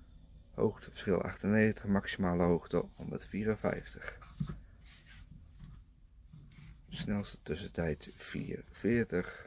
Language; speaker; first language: Dutch; native; Dutch